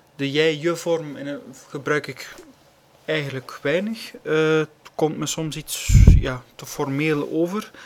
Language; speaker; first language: Dutch; native; Dutch